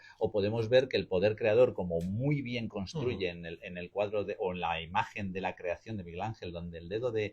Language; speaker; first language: Spanish; native; Spanish